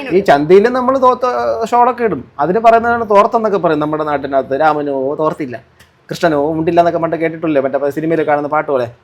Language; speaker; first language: Malayalam; native; Malayalam